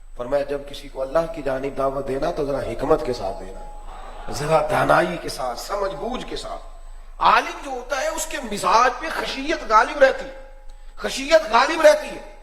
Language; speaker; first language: Urdu; non-native, local second language; Punjabi